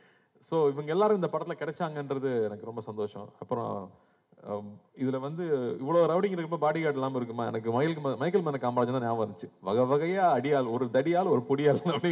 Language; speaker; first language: Tamil; native; Tamil